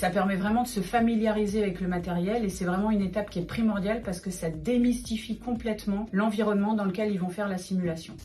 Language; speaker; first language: French; native; French